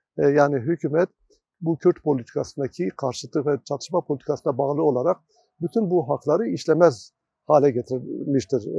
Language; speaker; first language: Turkish; non-native, local second language; Kurdish